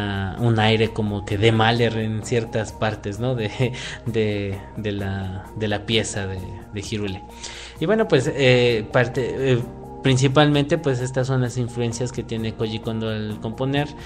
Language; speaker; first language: Spanish; native; Spanish